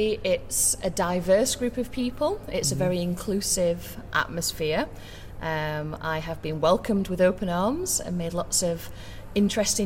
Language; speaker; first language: English; native; English